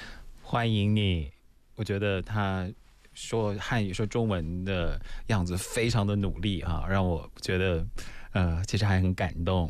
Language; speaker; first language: Chinese; native; Chinese